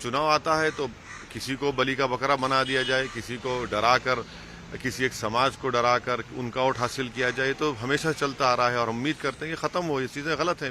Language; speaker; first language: Hindi; native; Hindi